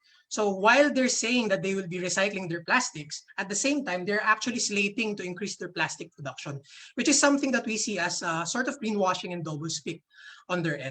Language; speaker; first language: English; non-native, local second language; Filipino